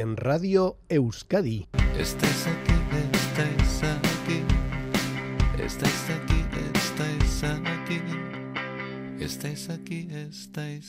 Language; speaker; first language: Spanish; native; Spanish